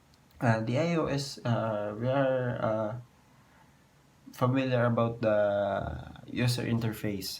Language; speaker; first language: English; non-native, local second language; Filipino